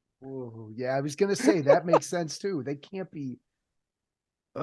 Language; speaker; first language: English; native; English